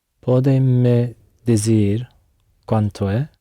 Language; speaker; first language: Portuguese; non-native, learner; English